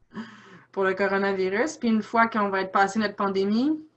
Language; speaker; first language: French; native; French